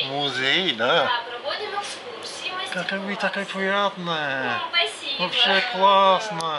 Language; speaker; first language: Russian; non-native, learner; English